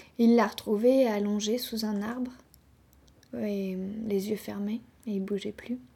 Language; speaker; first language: French; native; French